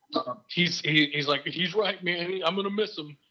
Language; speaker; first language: English; native; English